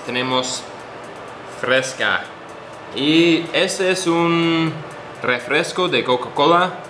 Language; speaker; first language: Spanish; non-native, learner; English